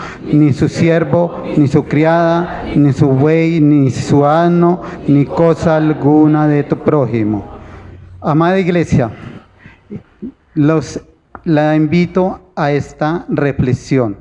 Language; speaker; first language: Spanish; native; Spanish